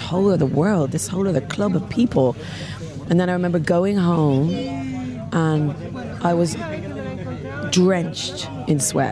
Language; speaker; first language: English; native; English